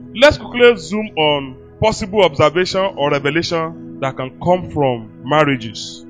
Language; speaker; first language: English; non-native, local second language; Yoruba